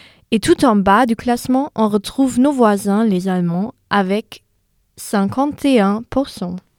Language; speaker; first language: French; non-native, fluent; German